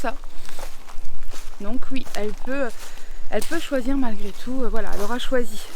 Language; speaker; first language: French; native; French